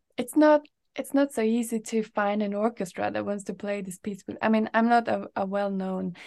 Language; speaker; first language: English; non-native, fluent; Norwegian